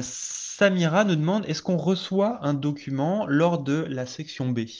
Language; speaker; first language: French; native; French